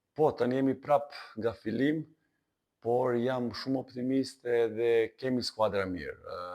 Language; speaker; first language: Albanian; non-native, learner; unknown